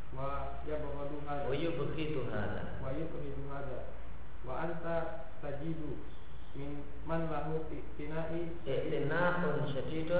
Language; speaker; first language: Arabic; non-native, fluent; Indonesian